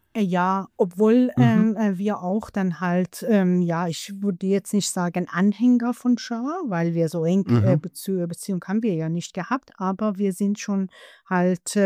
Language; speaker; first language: German; non-native, fluent; Persian